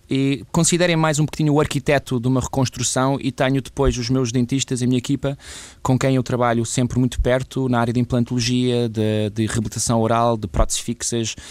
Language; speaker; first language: Portuguese; early bilingual, other home language; English